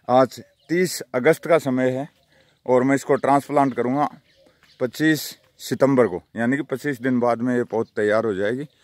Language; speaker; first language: Hindi; native; Hindi